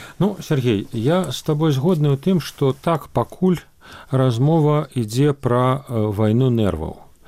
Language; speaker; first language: Belarusian; non-native, local second language; Russian